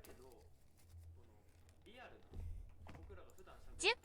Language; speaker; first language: Japanese; native; Japanese